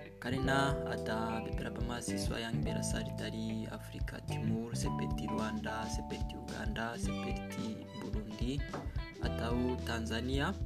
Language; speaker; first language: Indonesian; non-native, learner; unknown